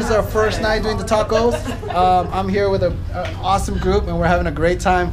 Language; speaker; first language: English; native; English